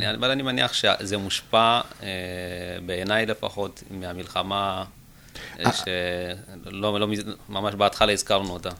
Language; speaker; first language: Hebrew; early bilingual, other home language; Amharic